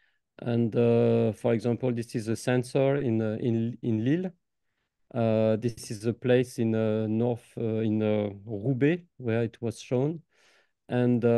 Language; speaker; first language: English; non-native, fluent; French